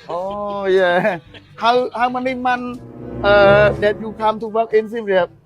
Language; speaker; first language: English; non-native, learner; Khmer